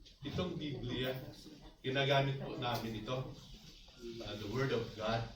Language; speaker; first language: Filipino; non-native, local second language; Hiligaynon